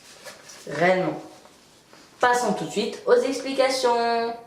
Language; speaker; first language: French; native; French